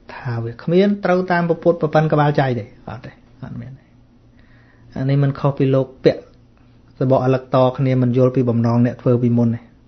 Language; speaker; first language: Khmer; native; Khmer